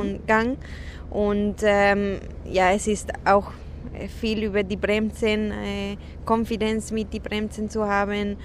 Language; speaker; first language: German; non-native, fluent; Spanish